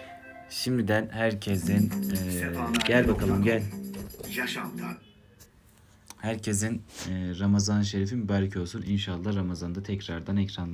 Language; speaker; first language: Turkish; native; Turkish